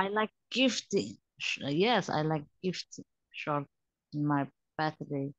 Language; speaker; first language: English; non-native, learner; Somali